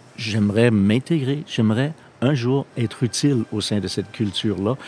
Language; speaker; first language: French; non-native, fluent; English